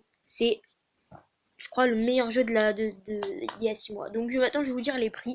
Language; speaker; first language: French; native; French